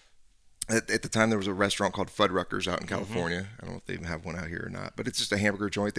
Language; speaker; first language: English; native; English